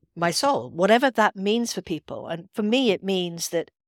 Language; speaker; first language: English; native; English